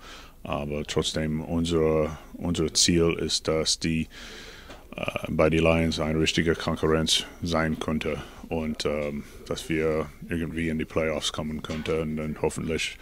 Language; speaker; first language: German; non-native, learner; English